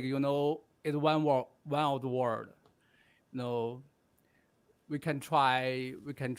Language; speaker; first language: English; non-native, learner; Chinese